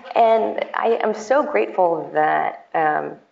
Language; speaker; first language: English; native; English